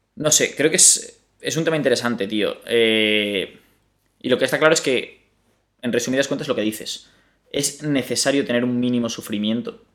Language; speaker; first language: Spanish; native; Spanish